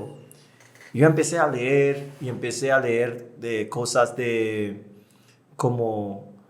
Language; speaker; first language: Spanish; non-native, fluent; English